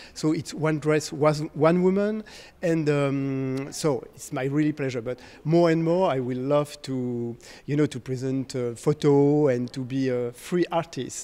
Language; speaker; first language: English; non-native, fluent; French